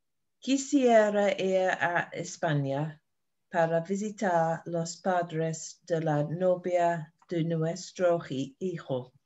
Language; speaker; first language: Spanish; non-native, learner; English